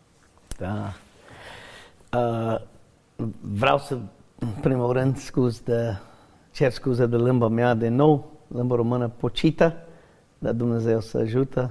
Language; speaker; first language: Romanian; non-native, learner; English